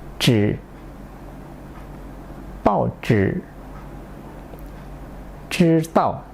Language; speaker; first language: Chinese; non-native, fluent; Indonesian